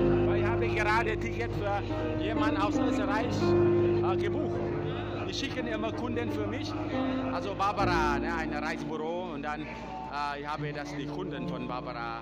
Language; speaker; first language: German; non-native, learner; Thai